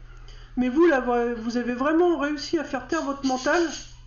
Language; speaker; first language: French; native; French